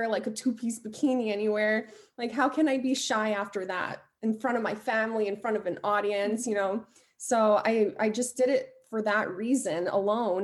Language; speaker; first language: English; early bilingual, other home language; Albanian